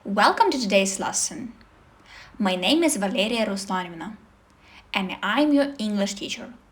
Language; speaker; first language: English; non-native, fluent; Ukrainian